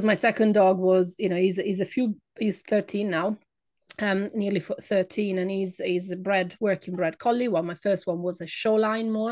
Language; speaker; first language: English; non-native, fluent; Italian